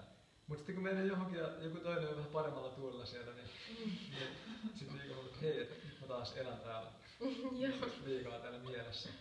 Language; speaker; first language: Finnish; native; Finnish